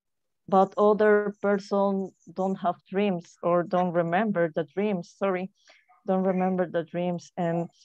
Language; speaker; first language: English; non-native, learner; Spanish